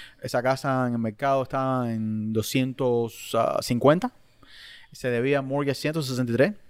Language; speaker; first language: Spanish; native; Spanish